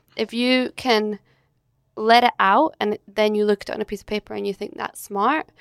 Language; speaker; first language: English; native; English